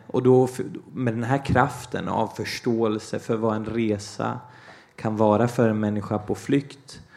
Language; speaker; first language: Swedish; early bilingual, other home language; Portuguese